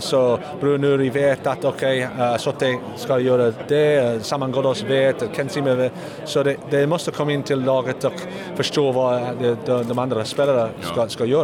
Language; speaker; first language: Swedish; non-native, learner; English